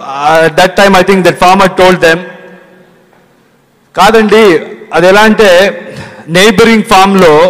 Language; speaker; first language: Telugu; non-native, learner; Kannada